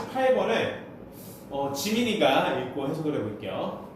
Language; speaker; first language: Korean; native; Korean